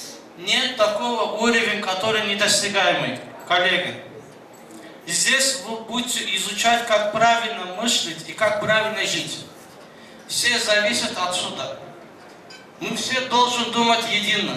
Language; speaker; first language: Russian; non-native, fluent; Azerbaijani